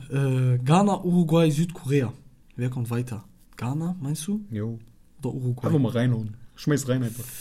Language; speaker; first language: German; non-native, fluent; Arabic